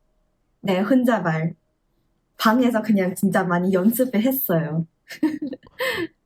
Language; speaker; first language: Korean; non-native, learner; English